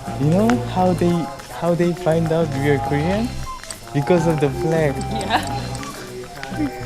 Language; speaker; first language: English; non-native, learner; Korean